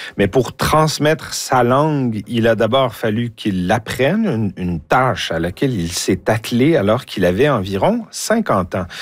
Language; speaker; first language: French; native; French